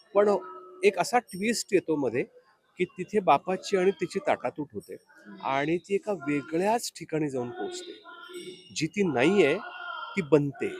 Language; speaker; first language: Marathi; native; Marathi